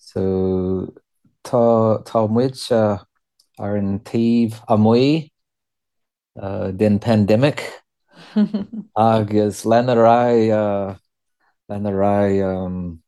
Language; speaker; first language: Irish; non-native, learner; English